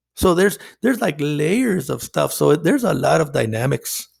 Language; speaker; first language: English; non-native, fluent; Spanish